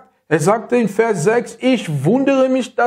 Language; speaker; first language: German; non-native, fluent; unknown